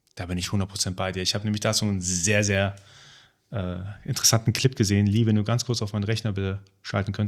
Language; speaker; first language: German; early bilingual, other home language; Persian